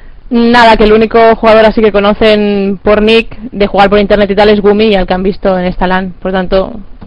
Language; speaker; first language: Spanish; native; Spanish